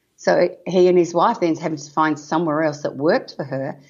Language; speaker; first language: English; native; English